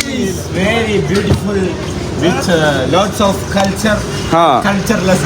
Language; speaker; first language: English; non-native, local second language; Malayalam